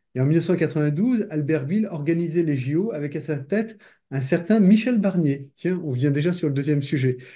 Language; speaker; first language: French; native; French